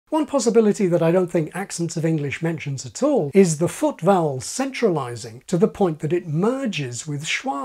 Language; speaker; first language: English; native; English